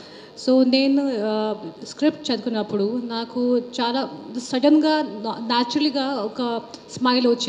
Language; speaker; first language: Telugu; non-native, local second language; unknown